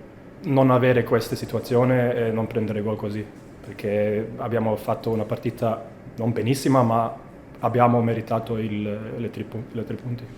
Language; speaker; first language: Italian; non-native, fluent; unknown